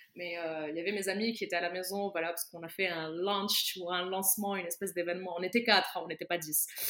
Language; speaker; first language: French; non-native, local second language; Arabic